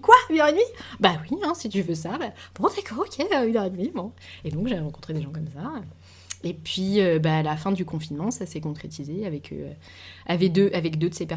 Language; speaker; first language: French; native; French